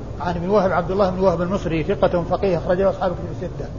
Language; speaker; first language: Arabic; native; Arabic